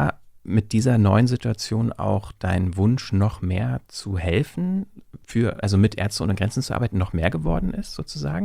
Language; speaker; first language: German; native; German